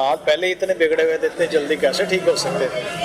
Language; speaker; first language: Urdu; non-native, local second language; Punjabi